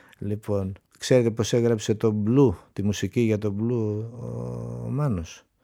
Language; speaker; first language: Greek; native; Greek